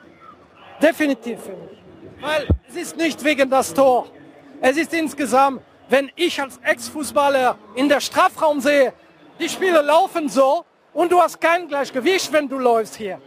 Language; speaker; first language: German; non-native, fluent; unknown